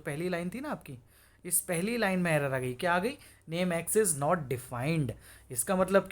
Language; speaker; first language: Hindi; native; Hindi